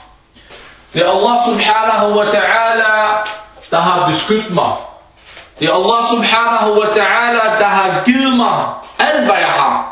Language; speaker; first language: Danish; early bilingual, other home language; Arabic